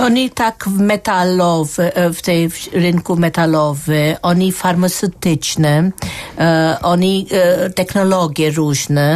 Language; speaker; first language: Polish; non-native, fluent; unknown